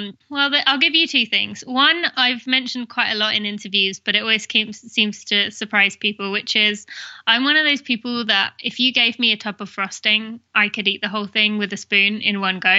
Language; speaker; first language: English; native; English